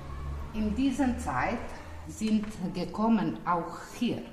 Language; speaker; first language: German; non-native, learner; Slovenian